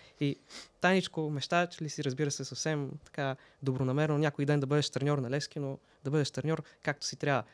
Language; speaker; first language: Bulgarian; native; Bulgarian